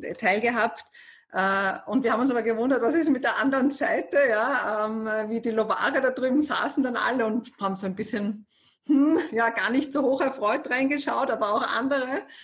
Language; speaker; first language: German; native; German